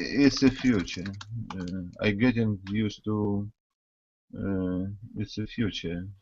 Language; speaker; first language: English; non-native, learner; Russian